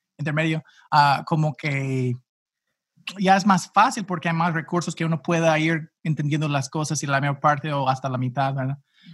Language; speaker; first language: Spanish; non-native, fluent; English